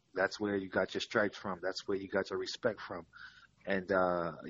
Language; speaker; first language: English; native; English